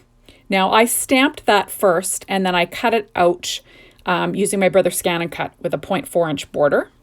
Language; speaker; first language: English; native; English